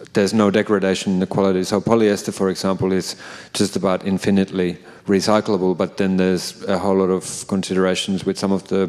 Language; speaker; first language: English; non-native, fluent; Finnish